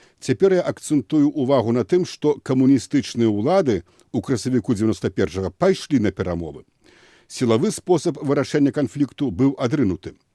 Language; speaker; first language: Belarusian; native; Belarusian